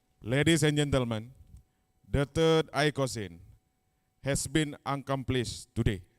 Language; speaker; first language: English; non-native, learner; Indonesian